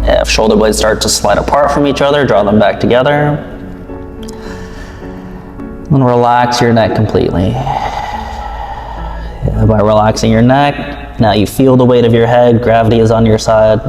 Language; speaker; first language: English; native; English